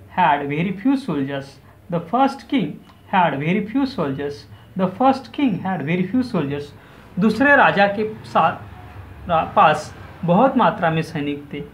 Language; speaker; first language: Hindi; non-native, local second language; Marathi